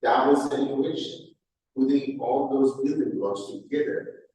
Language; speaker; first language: English; non-native, fluent; Persian